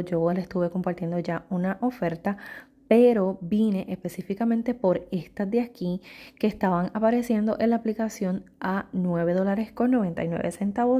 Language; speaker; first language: Spanish; native; Spanish